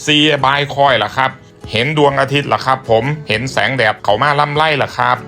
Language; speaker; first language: Thai; native; Thai